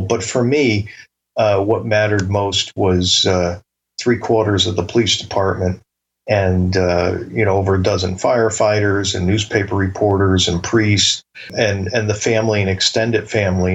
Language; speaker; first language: English; native; English